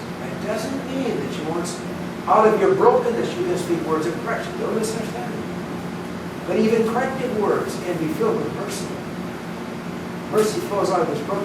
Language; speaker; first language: English; native; English